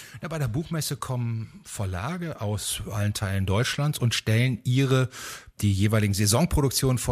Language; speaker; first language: German; native; German